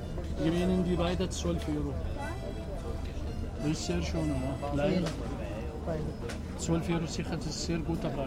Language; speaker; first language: German; non-native, learner; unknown